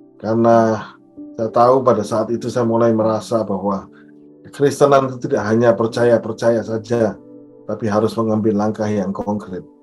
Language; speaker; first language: Indonesian; native; Indonesian